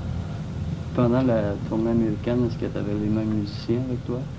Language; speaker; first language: French; native; French